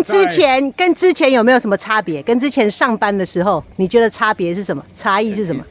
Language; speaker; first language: Chinese; native; Chinese